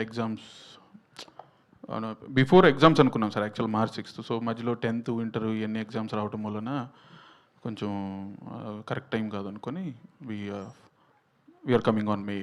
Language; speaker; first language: Telugu; native; Telugu